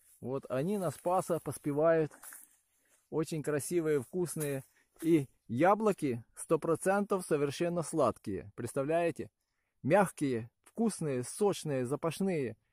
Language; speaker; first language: Russian; non-native, local second language; Ukrainian